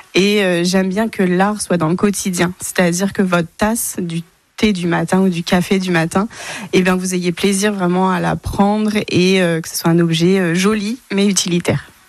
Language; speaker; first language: French; native; French